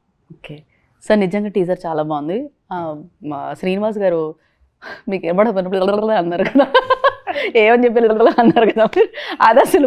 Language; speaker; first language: Telugu; native; Telugu